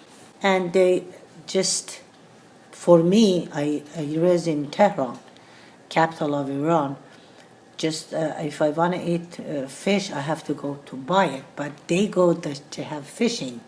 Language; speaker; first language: English; non-native, learner; Persian